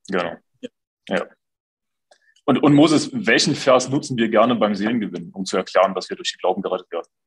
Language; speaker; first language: German; native; German